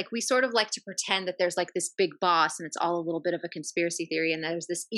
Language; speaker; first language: English; native; English